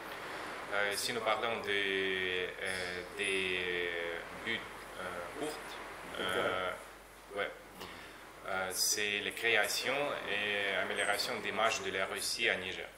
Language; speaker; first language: French; non-native, learner; Russian